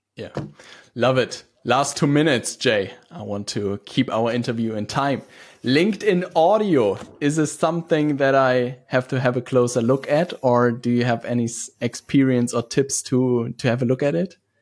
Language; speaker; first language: English; non-native, fluent; German